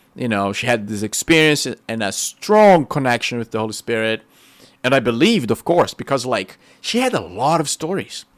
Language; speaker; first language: English; non-native, fluent; Portuguese